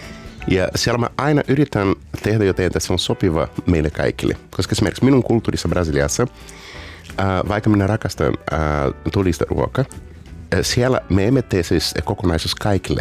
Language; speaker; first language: Finnish; non-native, fluent; Portuguese